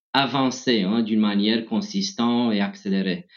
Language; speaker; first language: French; non-native, fluent; Romanian